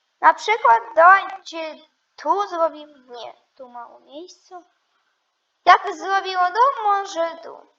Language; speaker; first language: Polish; non-native, learner; Ukrainian